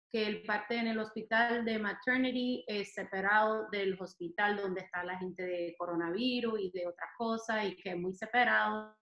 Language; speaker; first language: Spanish; non-native, fluent; English